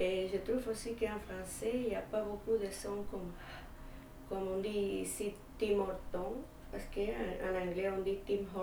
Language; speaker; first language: French; non-native, fluent; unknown